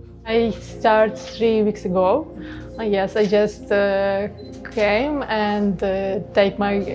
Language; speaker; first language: English; non-native, learner; Ukrainian